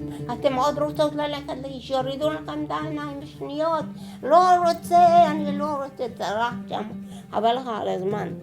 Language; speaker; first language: Hebrew; early bilingual, other home language; Arabic